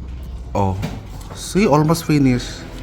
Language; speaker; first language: English; non-native, learner; Filipino